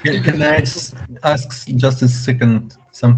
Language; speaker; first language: English; non-native, learner; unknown